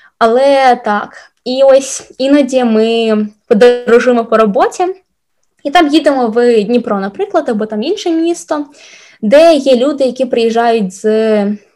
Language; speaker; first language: Ukrainian; non-native, local second language; Russian